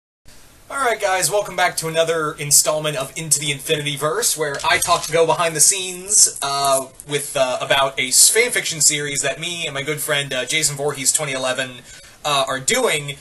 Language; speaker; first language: English; native; English